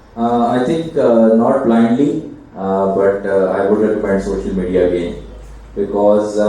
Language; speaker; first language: English; non-native, local second language; Urdu